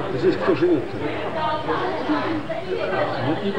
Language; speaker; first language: Russian; native; Russian